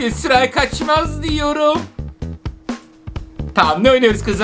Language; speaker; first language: Turkish; native; Turkish